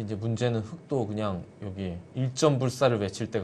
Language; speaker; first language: Korean; native; Korean